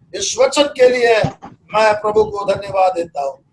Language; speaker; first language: Hindi; non-native, local second language; Malayalam